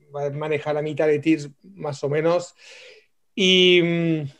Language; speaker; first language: Spanish; non-native, fluent; French